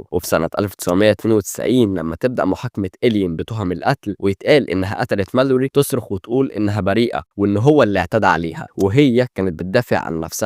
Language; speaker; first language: Arabic; native; Arabic